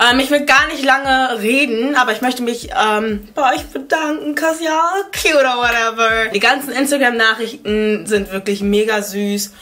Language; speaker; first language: German; early bilingual, other home language; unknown